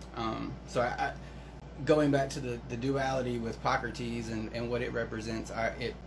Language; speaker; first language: English; native; English